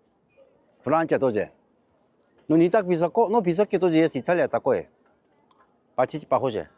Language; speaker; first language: Russian; non-native, learner; Korean